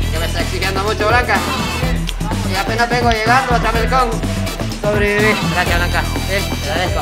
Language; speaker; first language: Spanish; non-native, fluent; Japanese